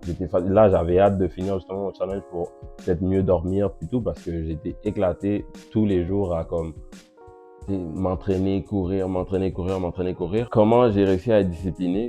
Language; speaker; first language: French; native; French